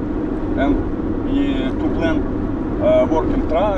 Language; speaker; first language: English; non-native, learner; Russian